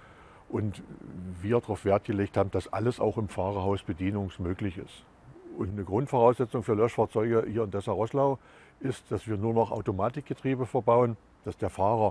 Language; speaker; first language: German; native; German